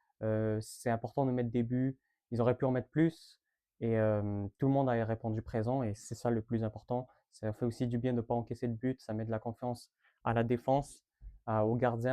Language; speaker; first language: French; native; French